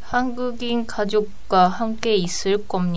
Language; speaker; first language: Korean; non-native, learner; Japanese